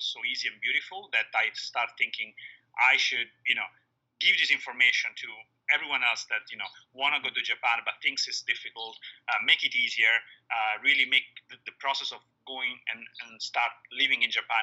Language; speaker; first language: English; non-native, fluent; Italian